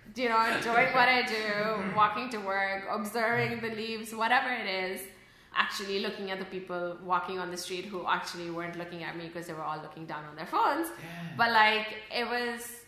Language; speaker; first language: English; early bilingual, other home language; Urdu